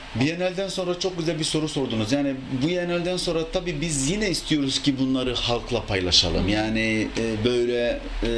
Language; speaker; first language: Turkish; native; Turkish